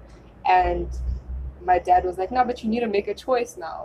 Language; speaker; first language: English; non-native, local second language; German